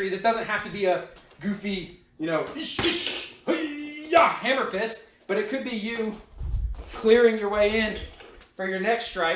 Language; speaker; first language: English; native; English